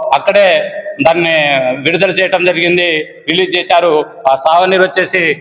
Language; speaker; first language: Telugu; non-native, local second language; Lambadi